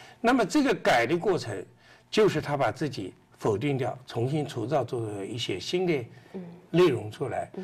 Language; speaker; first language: Chinese; native; Chinese